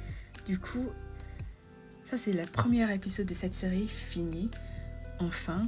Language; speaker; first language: French; non-native, fluent; English